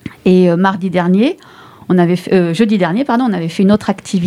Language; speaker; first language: French; native; French